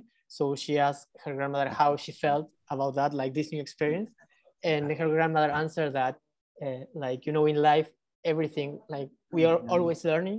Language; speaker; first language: English; non-native, fluent; Spanish